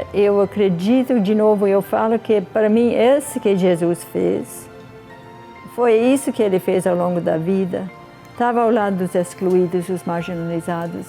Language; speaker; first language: Portuguese; non-native, fluent; English